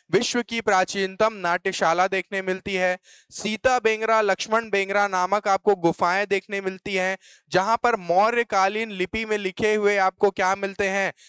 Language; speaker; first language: Hindi; native; Hindi